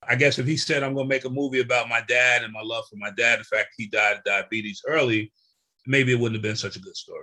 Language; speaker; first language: English; native; English